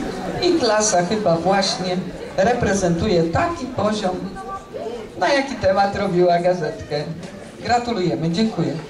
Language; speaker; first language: Polish; native; Polish